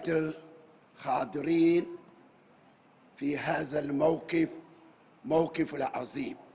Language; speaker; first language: Arabic; non-native, fluent; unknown